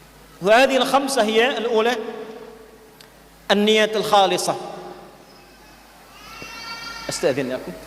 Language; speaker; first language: Arabic; non-native, fluent; Indonesian